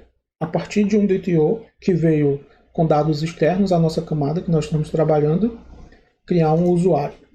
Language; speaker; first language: Portuguese; native; Portuguese